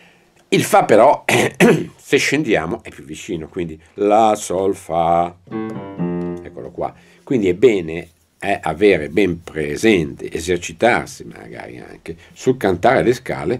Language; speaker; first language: Italian; native; Italian